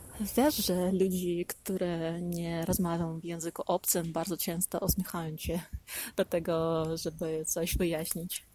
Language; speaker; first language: Polish; non-native, learner; Ukrainian